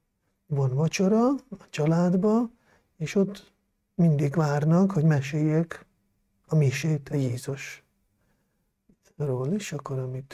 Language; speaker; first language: Hungarian; non-native, local second language; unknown